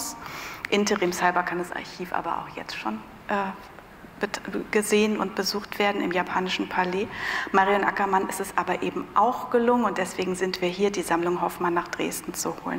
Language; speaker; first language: German; native; German